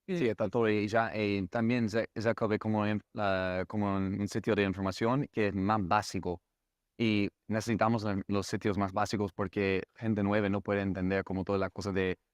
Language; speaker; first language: Spanish; non-native, fluent; English